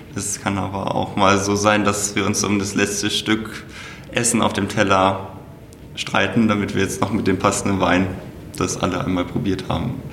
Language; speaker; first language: German; native; German